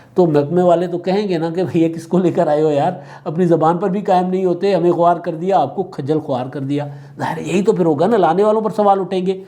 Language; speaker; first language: Urdu; non-native, local second language; Sindhi